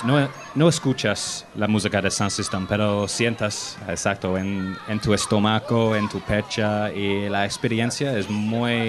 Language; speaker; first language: Spanish; non-native, learner; English